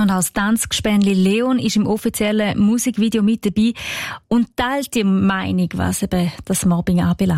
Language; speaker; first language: German; native; German